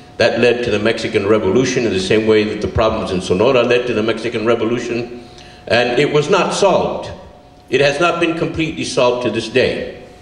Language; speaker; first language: English; early bilingual, other home language; Spanish